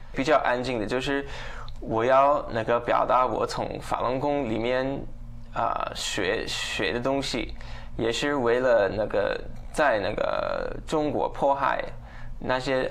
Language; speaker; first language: Chinese; non-native, fluent; English